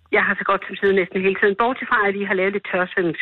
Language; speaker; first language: Danish; native; Danish